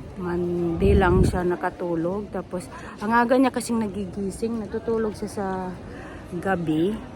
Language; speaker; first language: Filipino; non-native, local second language; Hiligaynon